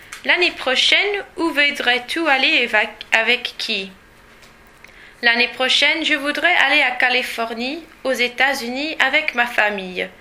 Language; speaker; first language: French; non-native, learner; English